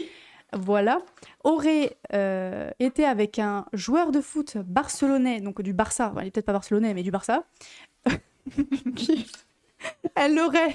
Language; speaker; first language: French; native; French